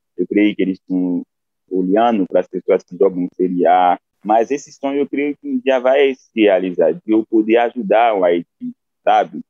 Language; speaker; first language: Portuguese; non-native, fluent; Haitian Creole